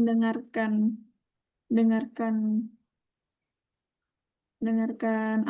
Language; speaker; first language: Indonesian; non-native, learner; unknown